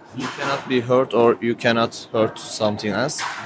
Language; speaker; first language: English; non-native, learner; Turkish